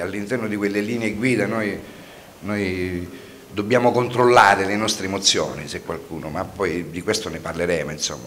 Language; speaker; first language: Italian; native; Italian